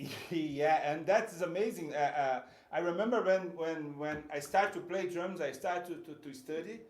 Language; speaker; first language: English; non-native, fluent; Portuguese